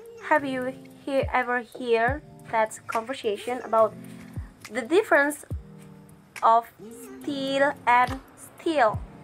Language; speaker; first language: English; non-native, learner; Indonesian